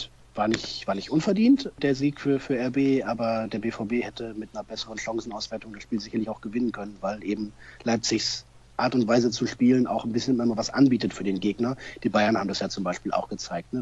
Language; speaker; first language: German; native; German